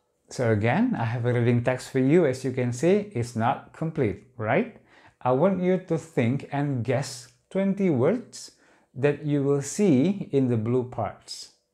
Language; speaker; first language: English; non-native, fluent; Indonesian